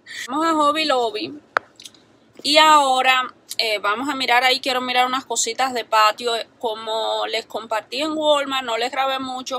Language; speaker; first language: Spanish; native; Spanish